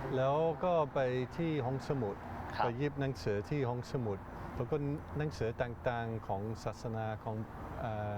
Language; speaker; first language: Thai; non-native, fluent; English